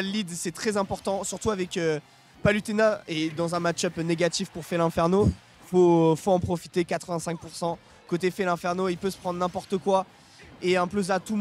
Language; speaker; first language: French; native; French